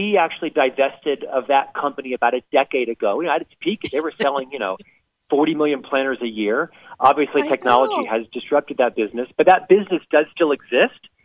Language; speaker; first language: English; native; English